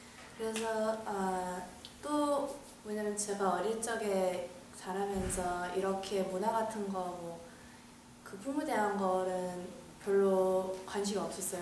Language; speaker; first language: Korean; early bilingual, heritage; Korean